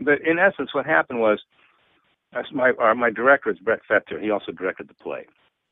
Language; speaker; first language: English; native; English